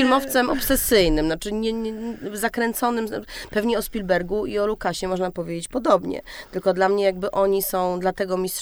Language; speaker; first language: Polish; native; Polish